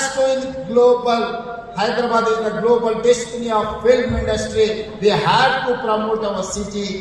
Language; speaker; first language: English; non-native, local second language; Telugu